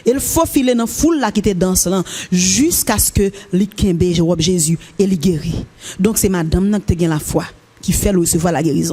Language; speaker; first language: French; non-native, local second language; Haitian Creole